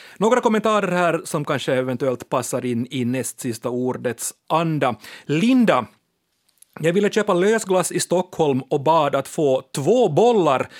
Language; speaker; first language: Swedish; native; Swedish